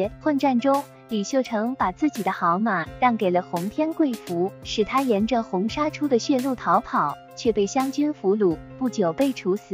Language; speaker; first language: Chinese; native; Chinese